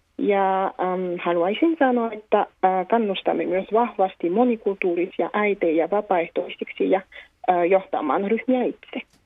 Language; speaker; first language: Finnish; non-native, fluent; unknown